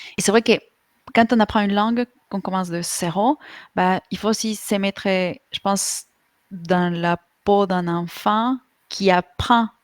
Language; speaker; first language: French; non-native, fluent; Spanish